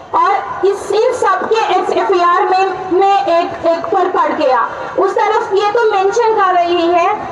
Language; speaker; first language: Hindi; non-native, local second language; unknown